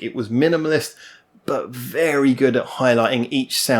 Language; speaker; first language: English; native; English